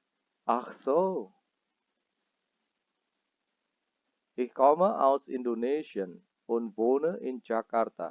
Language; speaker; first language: German; non-native, fluent; Indonesian